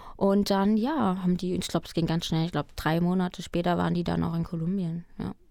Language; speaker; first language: German; early bilingual, other home language; Spanish